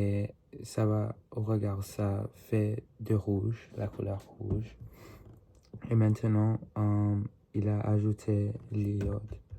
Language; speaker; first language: French; non-native, learner; English